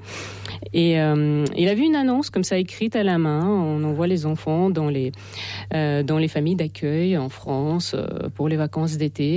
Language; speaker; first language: French; non-native, fluent; Russian